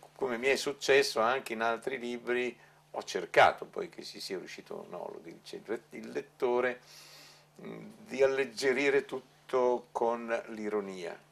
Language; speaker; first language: Italian; non-native, local second language; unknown